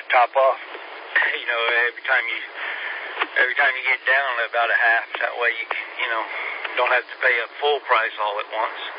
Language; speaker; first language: English; native; English